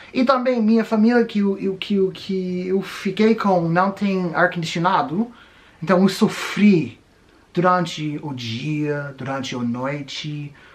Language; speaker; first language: Portuguese; non-native, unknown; English